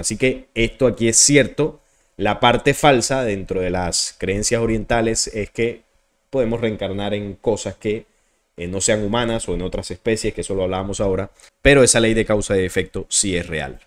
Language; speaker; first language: Spanish; native; Spanish